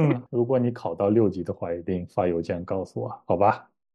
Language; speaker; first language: Chinese; native; Chinese